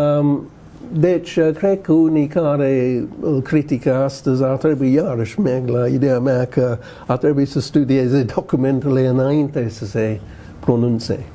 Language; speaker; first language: Romanian; non-native, fluent; English